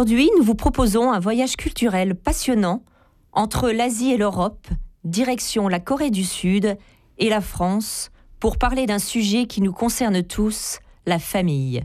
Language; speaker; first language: French; native; French